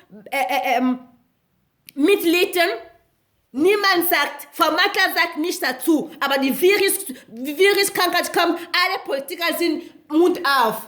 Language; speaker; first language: German; non-native, learner; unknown